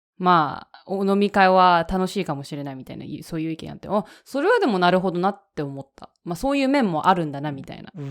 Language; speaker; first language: Japanese; native; Japanese